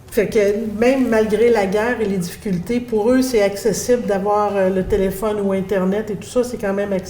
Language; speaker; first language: French; native; French